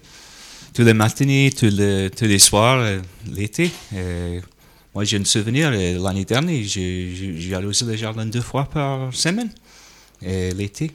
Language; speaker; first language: French; non-native, learner; English